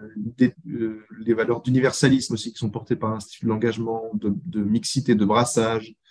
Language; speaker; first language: French; native; French